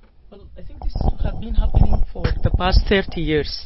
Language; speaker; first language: English; non-native, fluent; Arabic